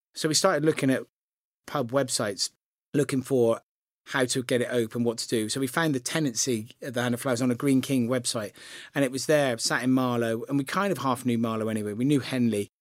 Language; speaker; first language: English; native; English